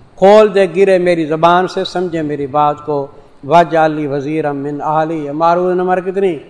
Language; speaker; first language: Urdu; non-native, local second language; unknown